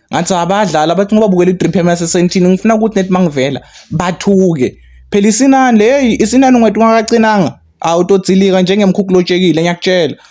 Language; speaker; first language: Zulu; non-native, local second language; Swati